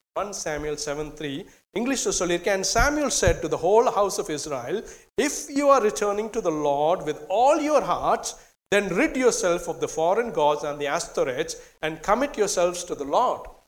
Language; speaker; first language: English; non-native, local second language; Tamil